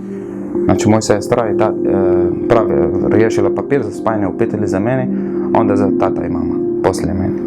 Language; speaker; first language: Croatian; non-native, learner; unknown